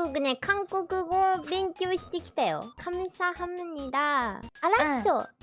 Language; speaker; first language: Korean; non-native, learner; Japanese